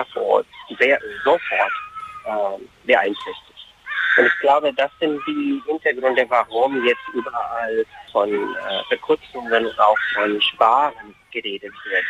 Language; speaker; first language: German; non-native, fluent; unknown